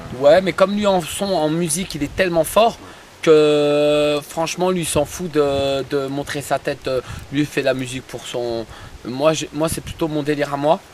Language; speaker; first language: French; early bilingual, other home language; Arabic